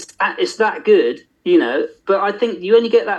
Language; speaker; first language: English; native; English